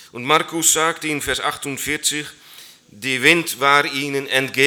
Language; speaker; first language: German; non-native, learner; Dutch